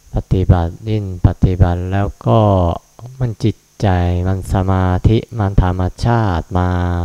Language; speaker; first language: Thai; non-native, fluent; Japanese